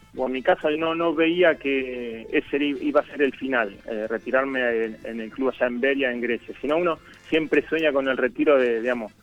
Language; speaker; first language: Spanish; native; Spanish